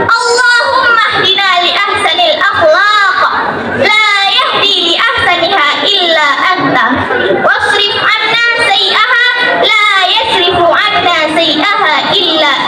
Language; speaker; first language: Arabic; non-native, learner; Indonesian